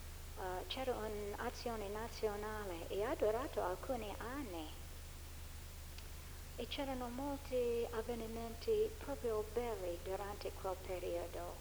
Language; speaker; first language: Italian; non-native, fluent; English